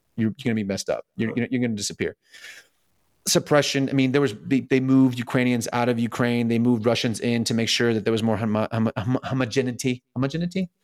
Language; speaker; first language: English; early bilingual, other home language; Russian